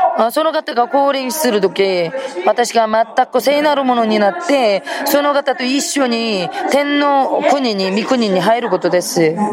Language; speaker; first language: Japanese; non-native, fluent; Korean